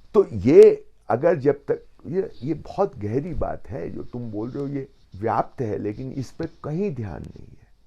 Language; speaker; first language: Hindi; native; Hindi